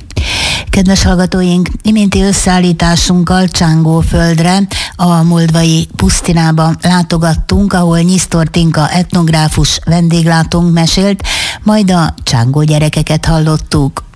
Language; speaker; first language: Hungarian; native; Hungarian